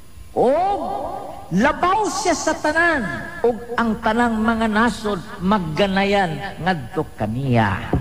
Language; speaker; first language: Cebuano; native; Cebuano